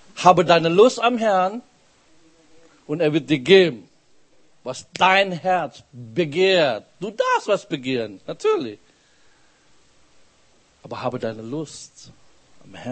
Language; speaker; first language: German; non-native, fluent; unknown